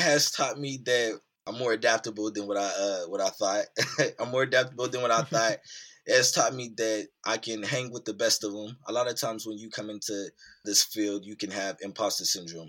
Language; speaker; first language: English; native; English